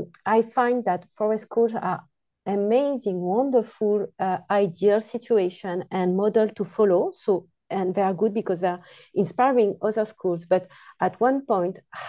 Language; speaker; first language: English; non-native, fluent; French